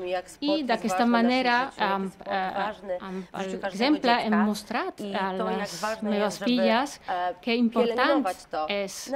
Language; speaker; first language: Catalan; non-native, learner; Polish